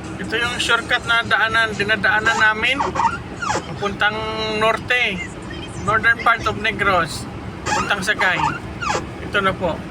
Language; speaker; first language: Filipino; non-native, local second language; Hiligaynon